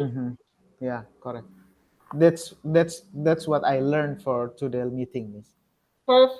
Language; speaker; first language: English; non-native, learner; Indonesian